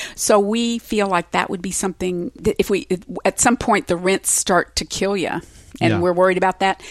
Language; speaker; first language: English; native; English